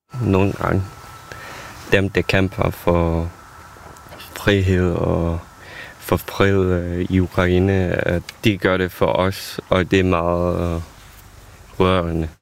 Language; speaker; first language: Danish; non-native, fluent; Ukrainian